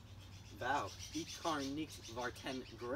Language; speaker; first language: German; non-native, learner; English